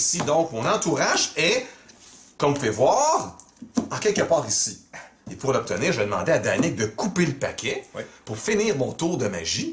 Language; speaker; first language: French; native; French